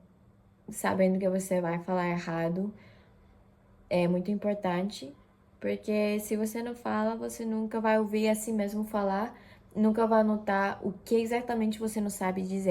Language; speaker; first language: Portuguese; non-native, fluent; Japanese